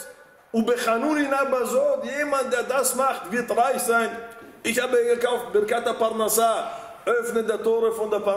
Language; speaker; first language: German; non-native, fluent; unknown